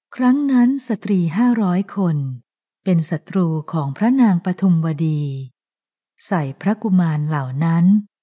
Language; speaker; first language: Thai; native; Thai